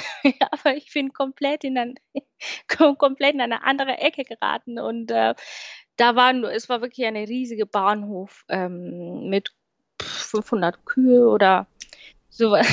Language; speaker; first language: German; non-native, fluent; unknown